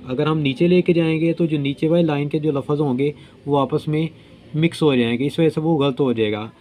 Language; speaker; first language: Urdu; non-native, local second language; Punjabi